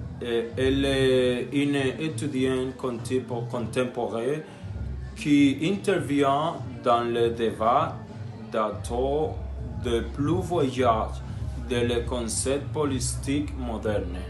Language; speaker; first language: French; non-native, learner; Spanish